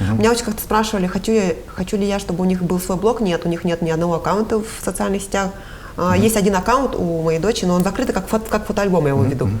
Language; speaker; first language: Russian; native; Russian